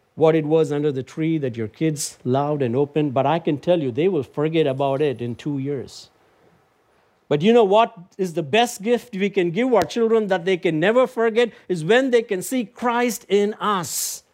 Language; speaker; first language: English; non-native, local second language; Tamil